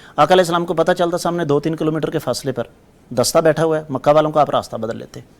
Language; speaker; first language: Urdu; non-native, local second language; Punjabi